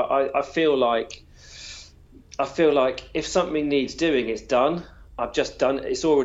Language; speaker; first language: English; native; English